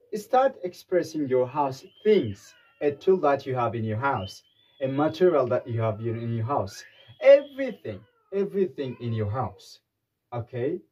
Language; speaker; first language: English; non-native, local second language; Amharic